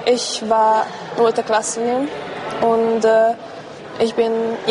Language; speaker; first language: German; non-native, local second language; Hungarian